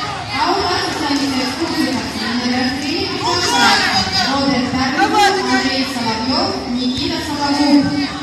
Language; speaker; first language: Russian; native; Russian